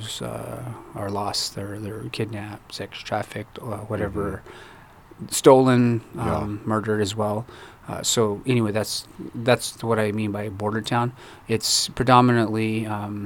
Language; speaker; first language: English; early bilingual, other home language; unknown